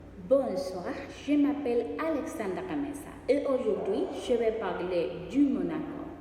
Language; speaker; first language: French; non-native, learner; Spanish